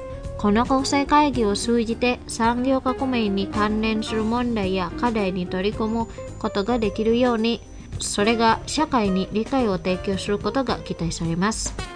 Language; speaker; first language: Japanese; non-native, fluent; Indonesian